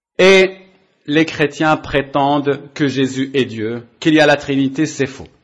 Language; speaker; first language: French; non-native, local second language; Arabic